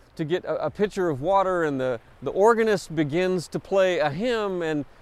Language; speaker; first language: English; native; English